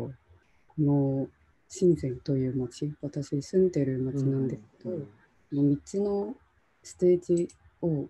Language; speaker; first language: Japanese; non-native, local second language; Chinese